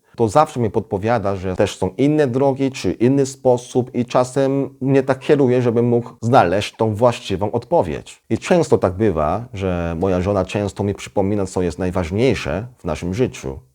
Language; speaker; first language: Polish; non-native, fluent; Korean